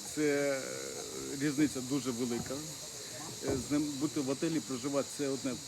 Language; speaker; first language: Ukrainian; early bilingual, heritage; Ukrainian